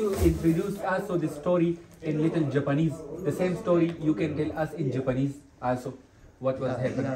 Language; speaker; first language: English; non-native, learner; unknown